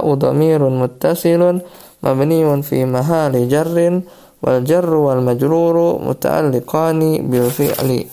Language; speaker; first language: Arabic; non-native, fluent; Indonesian